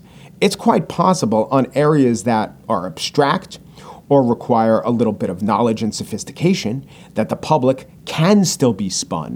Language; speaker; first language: English; native; English